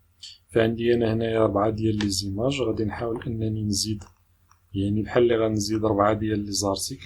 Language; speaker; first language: Arabic; native; Arabic